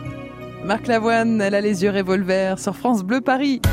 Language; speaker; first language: French; native; French